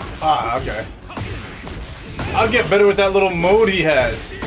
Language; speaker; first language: English; native; English